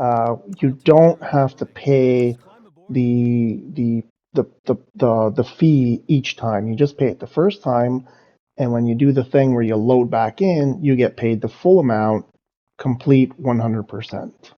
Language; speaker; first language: English; native; English